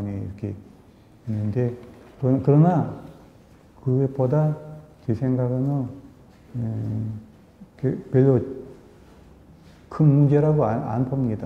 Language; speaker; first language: Korean; early bilingual, heritage; Korean